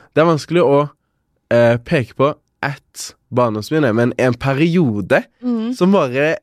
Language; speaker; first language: Norwegian; early bilingual, other home language; Kinyarwanda